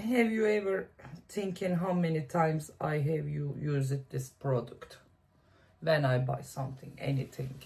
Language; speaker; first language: English; non-native, learner; Turkish